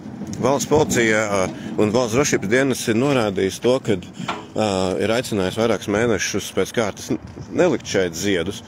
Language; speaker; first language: Latvian; native; Latvian